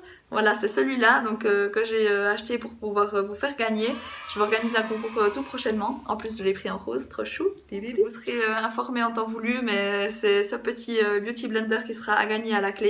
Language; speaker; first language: French; native; French